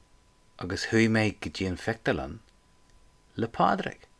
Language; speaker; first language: Irish; non-native, local second language; English